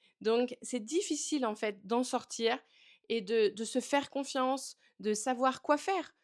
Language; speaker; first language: French; native; French